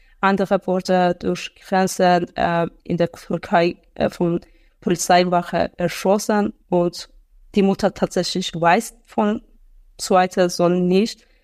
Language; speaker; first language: German; non-native, fluent; Persian